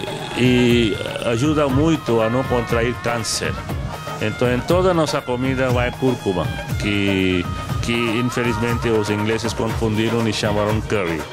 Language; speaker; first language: Portuguese; non-native, fluent; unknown